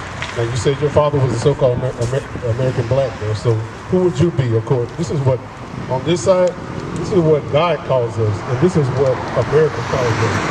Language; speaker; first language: English; native; English